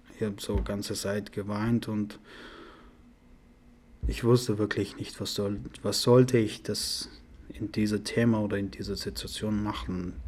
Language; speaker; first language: German; non-native, learner; Persian